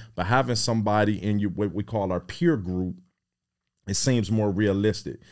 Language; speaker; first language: English; native; English